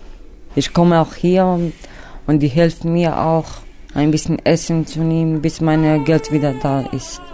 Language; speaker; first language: German; non-native, learner; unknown